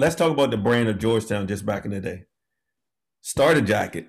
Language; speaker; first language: English; native; English